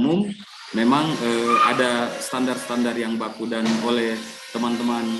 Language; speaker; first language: Indonesian; native; Indonesian